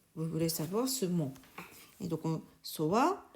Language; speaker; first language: French; non-native, learner; Japanese